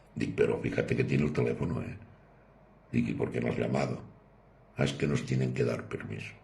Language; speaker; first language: Spanish; non-native, local second language; Catalan